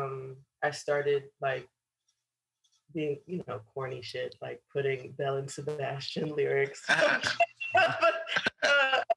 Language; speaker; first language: English; native; English